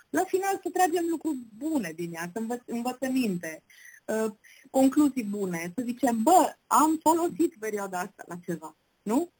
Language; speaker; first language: Romanian; native; Romanian